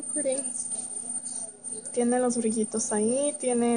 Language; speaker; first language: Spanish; early bilingual, heritage; Spanish